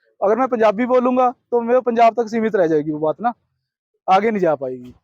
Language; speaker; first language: Hindi; non-native, local second language; Punjabi